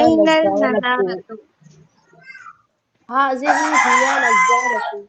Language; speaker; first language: Arabic; non-native, learner; Urdu